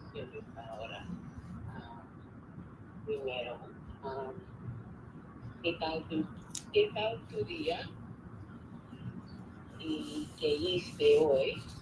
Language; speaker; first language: Spanish; non-native, learner; English